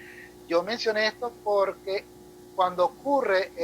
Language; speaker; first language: Spanish; native; Spanish